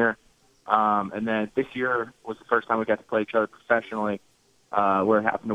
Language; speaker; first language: English; native; English